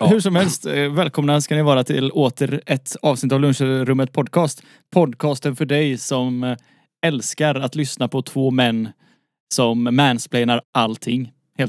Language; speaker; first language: Swedish; native; Swedish